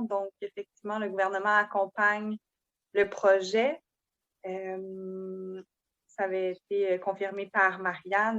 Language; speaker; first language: French; native; French